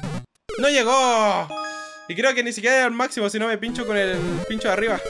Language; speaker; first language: Spanish; native; Spanish